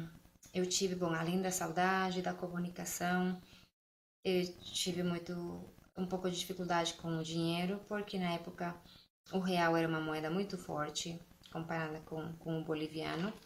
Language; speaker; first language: Portuguese; non-native, fluent; Spanish